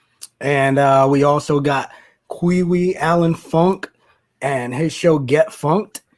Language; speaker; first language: English; native; English